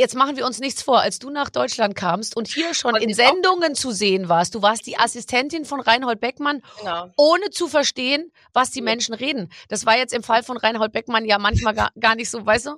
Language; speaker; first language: German; native; German